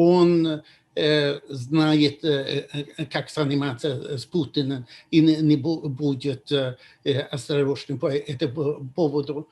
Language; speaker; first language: Russian; non-native, fluent; Swedish